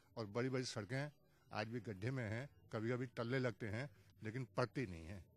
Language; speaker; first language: Hindi; native; Hindi